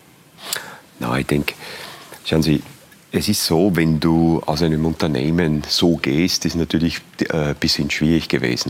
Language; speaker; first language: German; native; German